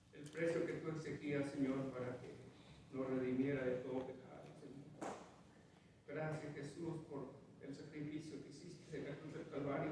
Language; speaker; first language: Spanish; native; Spanish